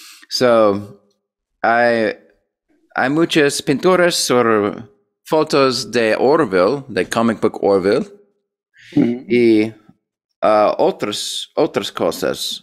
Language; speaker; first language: Spanish; non-native, learner; English